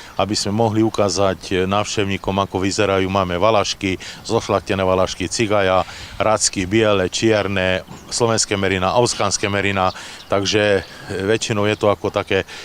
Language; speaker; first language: Slovak; native; Slovak